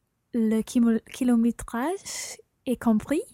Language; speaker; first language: French; non-native, learner; English